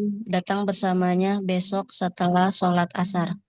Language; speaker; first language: Indonesian; native; Indonesian